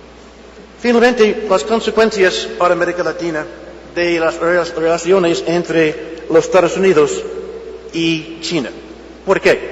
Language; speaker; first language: Spanish; non-native, fluent; English